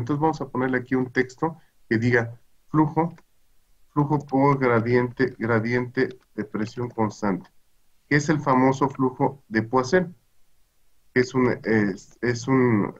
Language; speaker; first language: Spanish; native; Spanish